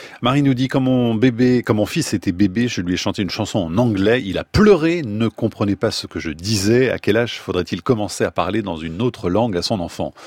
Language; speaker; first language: French; native; French